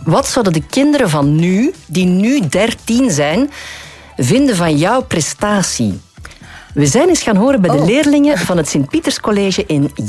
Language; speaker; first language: Dutch; native; Dutch